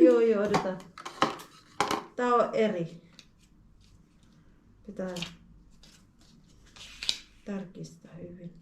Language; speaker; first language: Finnish; non-native, learner; Filipino